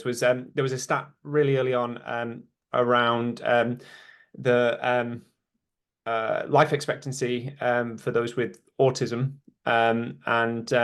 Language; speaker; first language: English; native; English